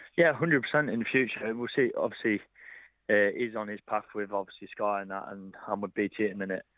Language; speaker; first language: English; native; English